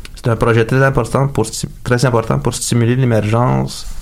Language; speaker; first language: French; native; French